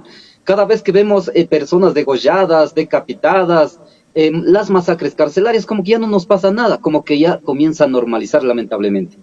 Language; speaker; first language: Spanish; native; Spanish